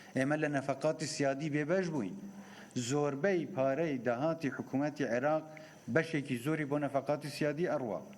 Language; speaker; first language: Central Kurdish; native; Central Kurdish